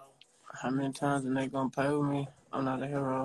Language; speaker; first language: English; native; English